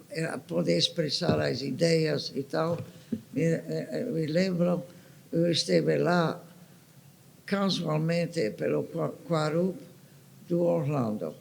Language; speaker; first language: Portuguese; non-native, fluent; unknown